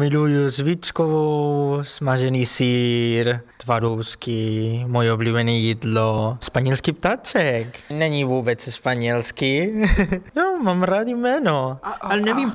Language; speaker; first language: Czech; non-native, learner; Spanish